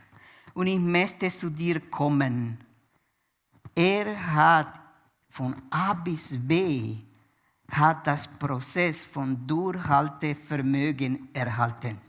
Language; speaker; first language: German; non-native, fluent; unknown